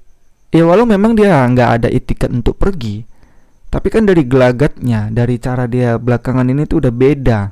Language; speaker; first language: Indonesian; native; Indonesian